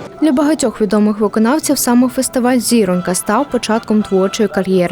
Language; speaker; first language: Ukrainian; native; Ukrainian